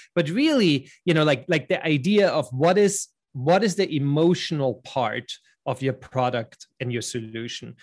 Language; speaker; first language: English; non-native, fluent; German